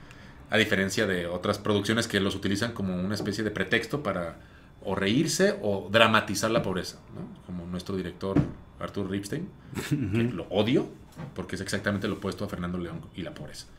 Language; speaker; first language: Spanish; native; Spanish